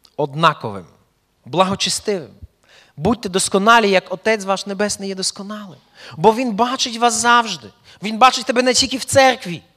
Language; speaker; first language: Ukrainian; early bilingual, heritage; Ukrainian